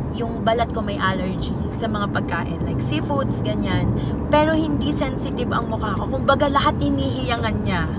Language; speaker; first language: Filipino; non-native, local second language; Waray